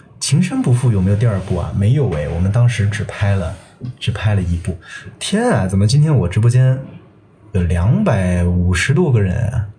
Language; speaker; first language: Chinese; non-native, local second language; Cantonese